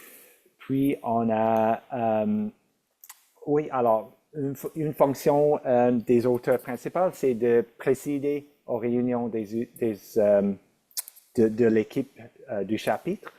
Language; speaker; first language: French; non-native, local second language; English